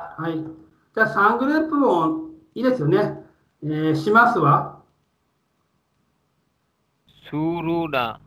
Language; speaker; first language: Japanese; non-native, fluent; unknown